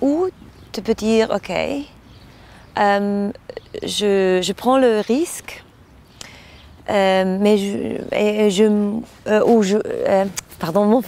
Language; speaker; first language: French; non-native, learner; German